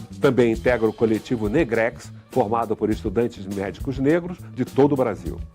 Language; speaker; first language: Portuguese; native; Portuguese